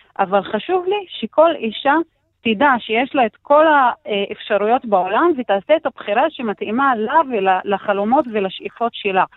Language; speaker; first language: Hebrew; non-native, local second language; Arabic